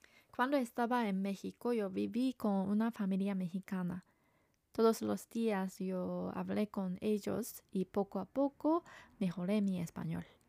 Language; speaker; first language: Spanish; non-native, learner; Japanese